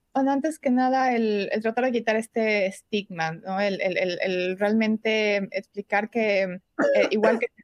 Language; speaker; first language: Spanish; native; Spanish